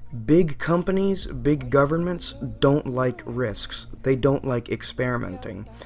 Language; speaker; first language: English; native; English